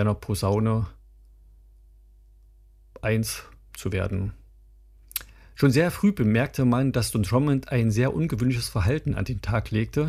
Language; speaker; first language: German; native; German